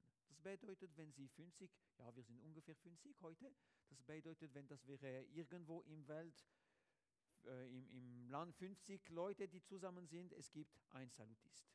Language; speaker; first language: German; non-native, learner; French